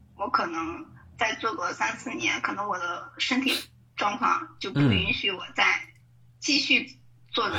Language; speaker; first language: Chinese; native; Chinese